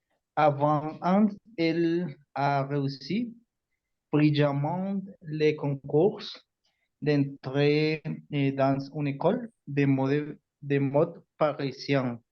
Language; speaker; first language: French; non-native, learner; Spanish